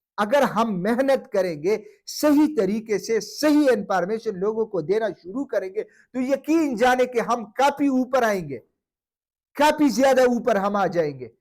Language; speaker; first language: Urdu; non-native, local second language; Pashto